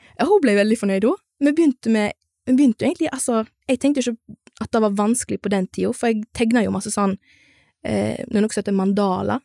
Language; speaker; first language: Norwegian; native; Norwegian